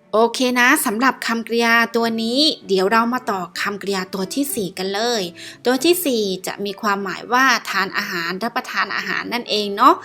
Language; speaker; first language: Thai; native; Thai